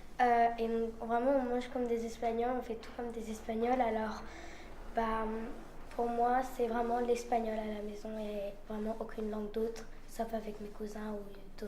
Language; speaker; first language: French; non-native, fluent; Spanish